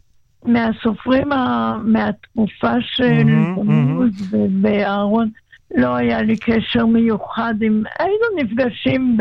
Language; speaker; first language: Hebrew; non-native, local second language; German